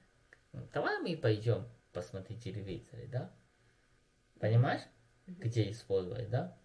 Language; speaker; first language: Russian; non-native, learner; Chinese